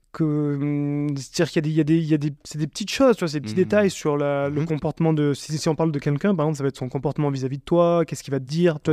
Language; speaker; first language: French; native; French